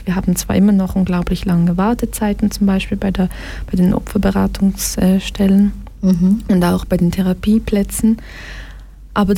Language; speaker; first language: German; early bilingual, other home language; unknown